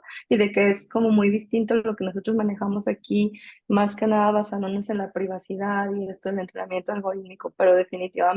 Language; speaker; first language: Spanish; native; Spanish